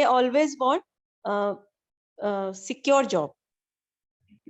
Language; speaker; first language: English; non-native, learner; Hindi